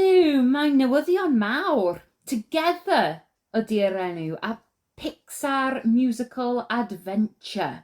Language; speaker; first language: Welsh; non-native, learner; English